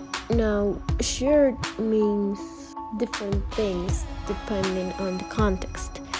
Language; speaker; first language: English; non-native, fluent; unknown